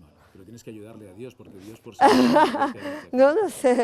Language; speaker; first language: Spanish; native; Spanish